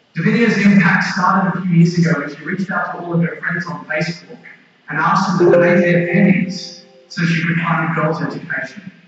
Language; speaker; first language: English; native; English